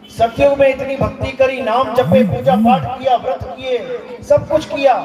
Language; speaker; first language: Hindi; native; Hindi